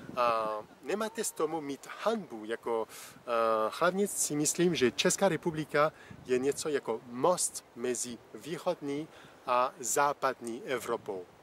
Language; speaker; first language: Czech; non-native, fluent; French